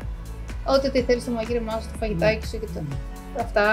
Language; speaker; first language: Greek; native; Greek